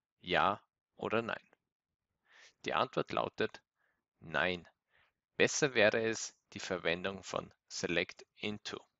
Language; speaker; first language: German; native; German